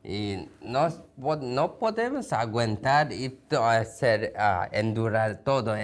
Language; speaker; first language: Spanish; non-native, fluent; Korean